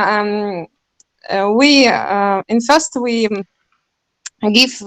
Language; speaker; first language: English; non-native, learner; Russian